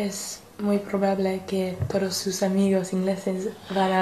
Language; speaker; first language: Spanish; non-native, learner; English